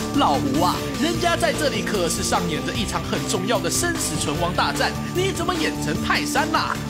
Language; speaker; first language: Chinese; native; Chinese